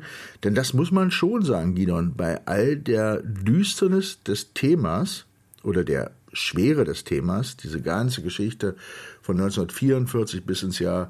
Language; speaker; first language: German; native; German